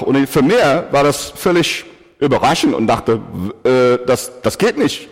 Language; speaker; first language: German; non-native, fluent; English